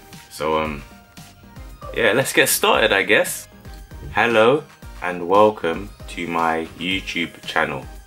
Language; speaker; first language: English; native; English